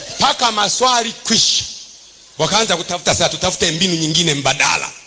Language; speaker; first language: Swahili; native; Swahili